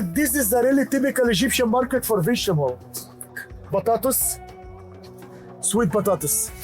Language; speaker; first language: English; non-native, learner; Arabic